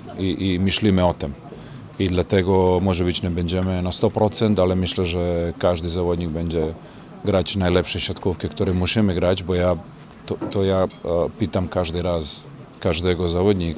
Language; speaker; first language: Polish; non-native, learner; Serbian